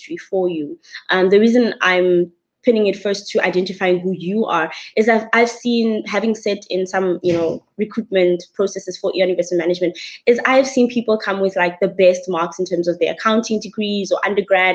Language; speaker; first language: English; non-native, local second language; Tswana